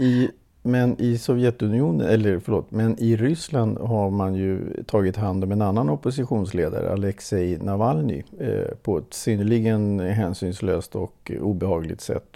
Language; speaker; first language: Swedish; native; Swedish